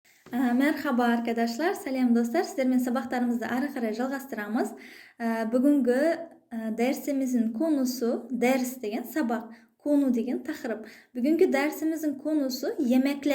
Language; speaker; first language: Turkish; non-native, fluent; Kazakh